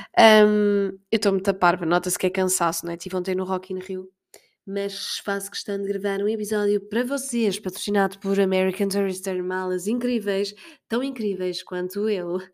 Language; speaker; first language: Portuguese; native; Portuguese